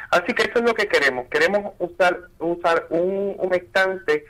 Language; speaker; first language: Spanish; native; Spanish